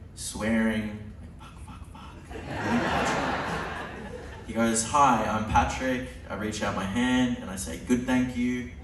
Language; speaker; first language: English; native; English